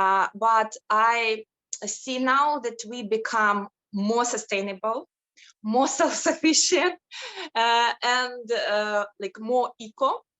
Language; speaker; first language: English; non-native, fluent; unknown